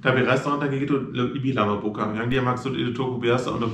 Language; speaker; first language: Indonesian; non-native, fluent; German